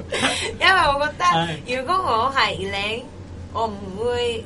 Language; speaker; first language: Cantonese; non-native, learner; Japanese